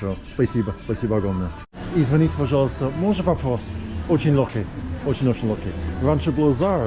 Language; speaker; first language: Russian; non-native, learner; English